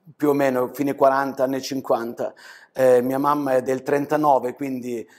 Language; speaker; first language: Italian; native; Italian